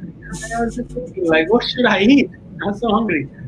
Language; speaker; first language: English; non-native, local second language; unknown